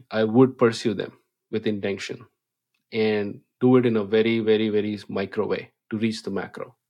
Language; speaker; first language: English; non-native, local second language; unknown